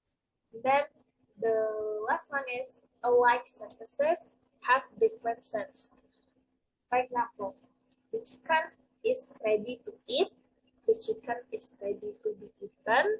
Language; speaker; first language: English; non-native, learner; Indonesian